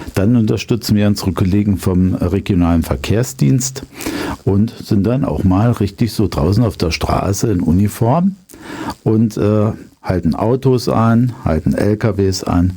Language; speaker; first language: German; native; German